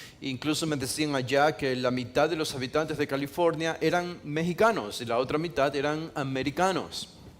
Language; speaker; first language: Spanish; native; Spanish